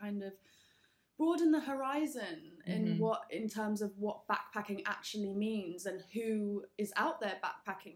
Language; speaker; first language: English; native; English